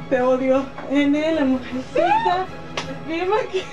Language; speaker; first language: Spanish; native; Spanish